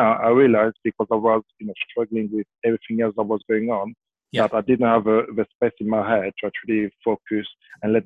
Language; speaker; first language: English; non-native, fluent; French